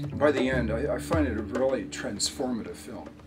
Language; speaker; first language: English; native; English